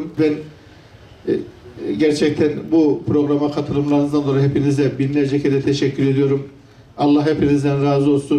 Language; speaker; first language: Turkish; native; Turkish